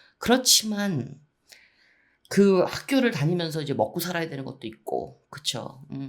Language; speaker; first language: Korean; early bilingual, heritage; Korean